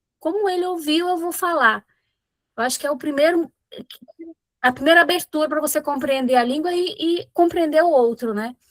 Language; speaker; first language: Portuguese; native; Portuguese